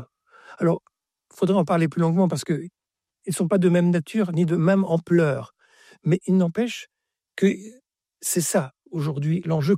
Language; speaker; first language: French; native; French